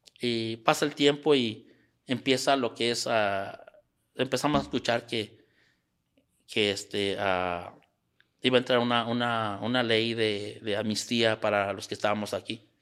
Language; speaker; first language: Spanish; native; Spanish